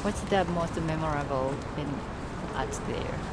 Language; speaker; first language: English; non-native, learner; Japanese